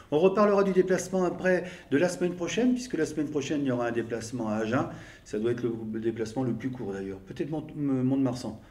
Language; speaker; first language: French; native; French